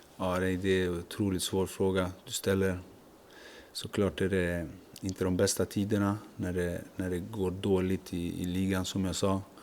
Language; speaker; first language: Swedish; early bilingual, other home language; Macedonian